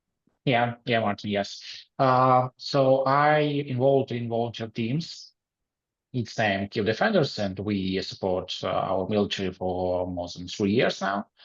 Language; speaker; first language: English; non-native, learner; Ukrainian